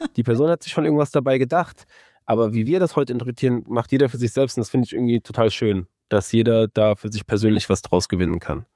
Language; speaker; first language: German; native; German